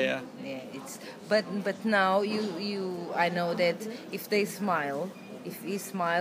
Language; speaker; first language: English; non-native, learner; Portuguese